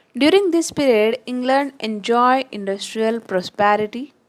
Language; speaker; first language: English; non-native, local second language; Marathi